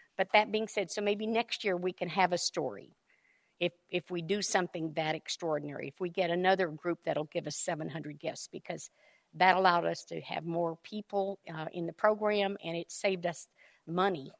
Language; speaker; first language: English; native; English